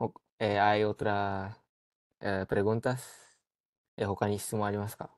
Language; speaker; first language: Spanish; early bilingual, heritage; Japanese